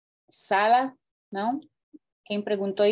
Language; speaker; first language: Spanish; non-native, fluent; Portuguese